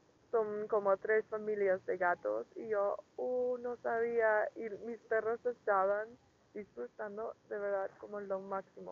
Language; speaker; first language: Spanish; non-native, learner; English